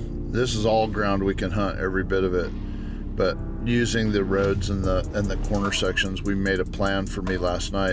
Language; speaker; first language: English; native; English